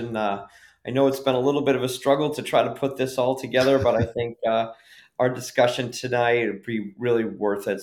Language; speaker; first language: English; native; English